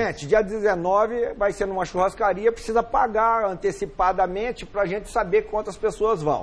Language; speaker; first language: Portuguese; native; Portuguese